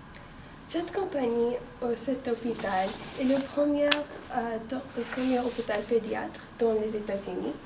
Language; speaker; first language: French; non-native, learner; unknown